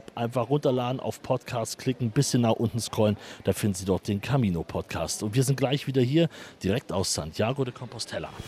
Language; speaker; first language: German; native; German